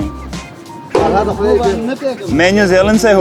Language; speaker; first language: Hindi; non-native, learner; English